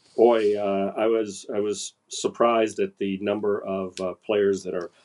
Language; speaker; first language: English; native; English